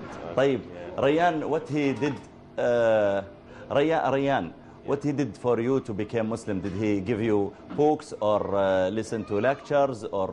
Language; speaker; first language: English; non-native, learner; Arabic